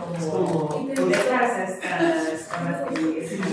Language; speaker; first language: Spanish; non-native, learner; English